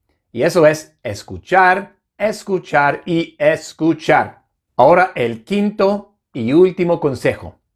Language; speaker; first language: Spanish; non-native, fluent; English